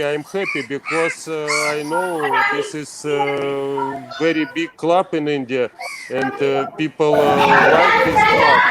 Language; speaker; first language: English; non-native, learner; Russian